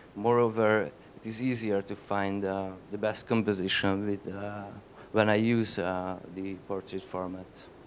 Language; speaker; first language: English; non-native, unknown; Hungarian